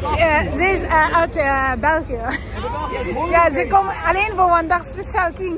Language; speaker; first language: Dutch; non-native, learner; Tibetan